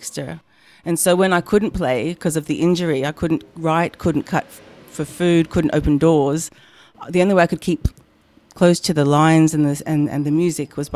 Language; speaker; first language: English; native; English